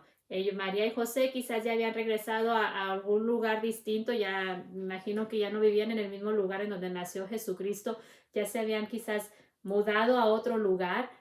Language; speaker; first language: Spanish; native; Spanish